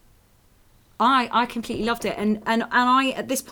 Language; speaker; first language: English; native; English